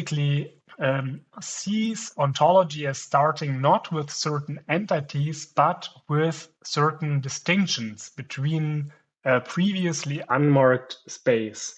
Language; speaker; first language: English; non-native, fluent; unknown